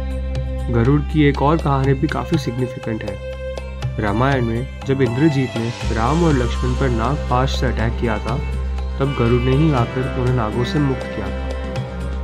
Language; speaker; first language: Hindi; native; Hindi